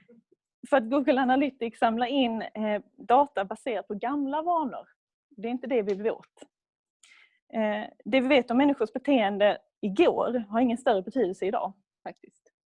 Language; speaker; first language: Swedish; native; Swedish